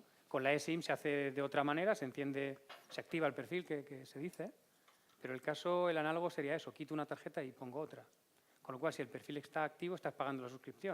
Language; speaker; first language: Spanish; native; Spanish